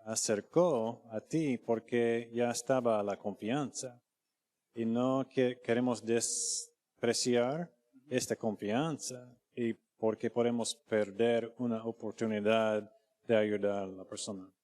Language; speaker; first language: Spanish; non-native, fluent; English